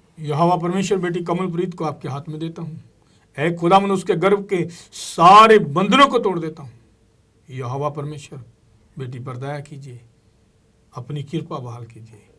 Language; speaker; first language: Hindi; non-native, local second language; Punjabi